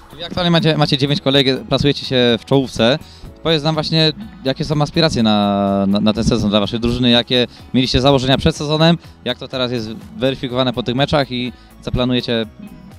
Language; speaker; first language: Polish; native; Polish